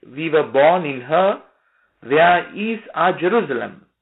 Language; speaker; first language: English; non-native, local second language; Sinhala